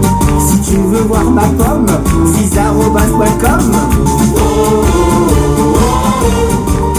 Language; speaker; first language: French; native; French